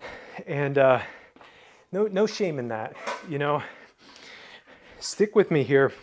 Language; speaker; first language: English; native; English